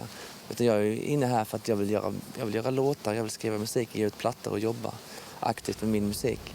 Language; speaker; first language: Swedish; native; Swedish